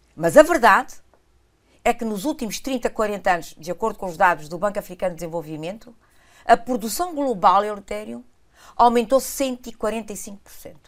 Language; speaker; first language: Portuguese; non-native, local second language; Kabuverdianu